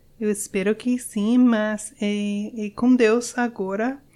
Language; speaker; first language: Portuguese; non-native, learner; English